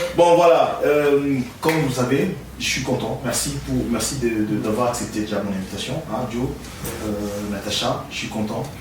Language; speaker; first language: French; non-native, local second language; Lingala